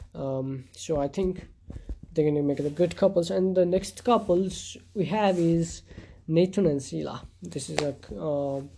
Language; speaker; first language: English; non-native, local second language; Nepali